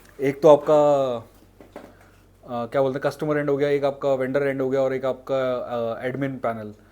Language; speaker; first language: Hindi; native; Hindi